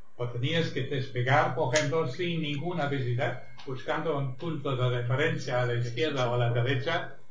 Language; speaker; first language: Spanish; non-native, fluent; German